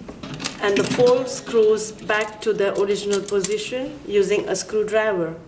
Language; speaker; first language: English; non-native, learner; Chinese